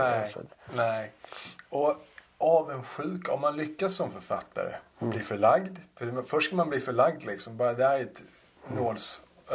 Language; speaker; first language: Swedish; native; Swedish